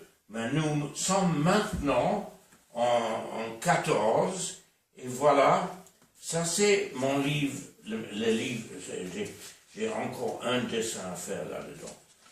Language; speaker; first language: French; non-native, fluent; English